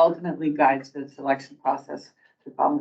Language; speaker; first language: English; native; English